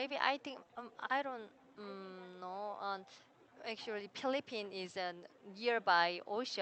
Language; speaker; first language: English; non-native, learner; Korean